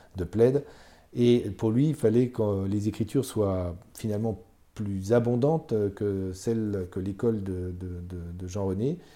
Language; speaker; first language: French; native; French